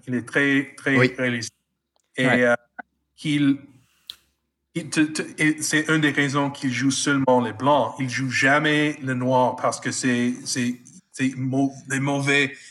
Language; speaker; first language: French; non-native, fluent; English